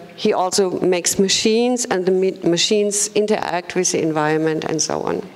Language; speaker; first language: English; non-native, fluent; German